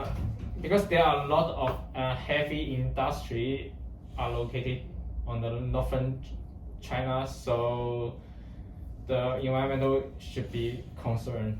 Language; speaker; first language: English; non-native, learner; Chinese